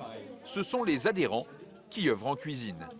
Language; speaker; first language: French; native; French